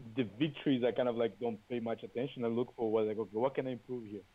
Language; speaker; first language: English; non-native, fluent; Portuguese